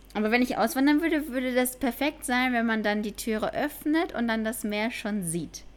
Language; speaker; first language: German; native; German